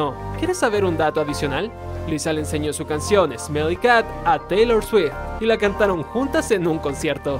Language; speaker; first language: Spanish; native; Spanish